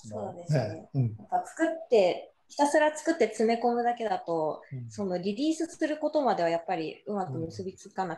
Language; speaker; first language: Japanese; native; Japanese